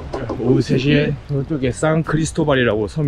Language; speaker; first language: Korean; native; Korean